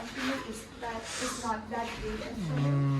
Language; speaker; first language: English; non-native, learner; Korean